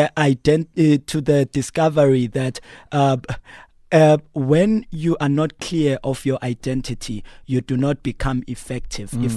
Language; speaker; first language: English; non-native, local second language; Xhosa